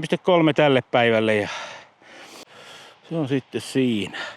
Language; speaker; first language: Finnish; native; Finnish